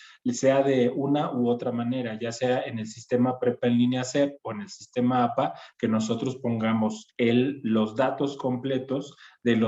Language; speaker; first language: Spanish; native; Spanish